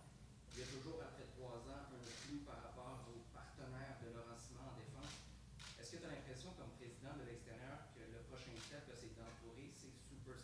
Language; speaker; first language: French; native; French